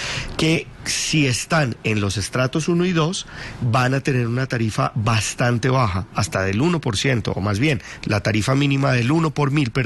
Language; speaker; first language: Spanish; native; Spanish